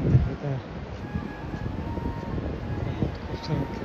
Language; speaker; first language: Hindi; non-native, local second language; Maithili